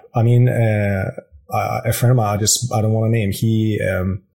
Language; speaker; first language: English; non-native, fluent; Persian